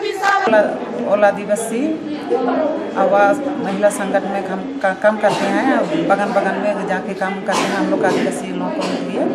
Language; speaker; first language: Hindi; non-native, local second language; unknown